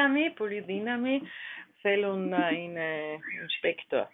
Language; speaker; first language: Greek; non-native, learner; German